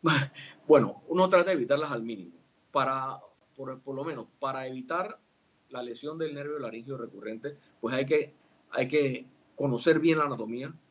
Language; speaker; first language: Spanish; native; Spanish